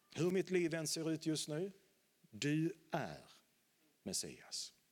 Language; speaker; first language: Swedish; native; Swedish